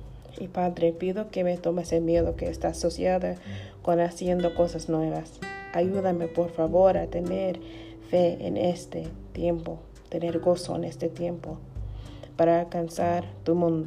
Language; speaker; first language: Spanish; non-native, learner; English